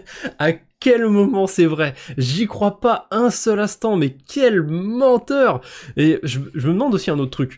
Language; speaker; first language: French; native; French